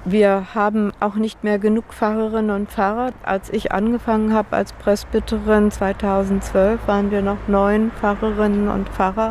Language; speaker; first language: German; native; German